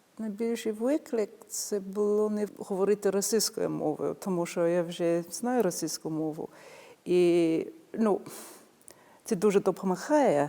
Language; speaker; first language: Ukrainian; non-native, fluent; English